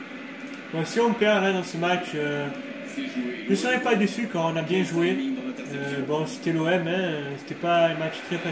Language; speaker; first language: French; native; French